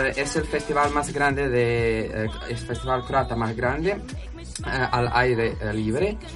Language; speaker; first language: Spanish; non-native, fluent; Croatian